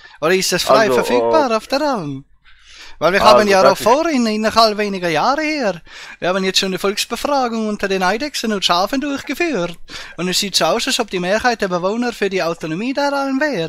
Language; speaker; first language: German; native; German